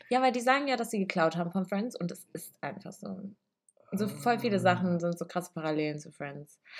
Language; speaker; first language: German; early bilingual, other home language; Italian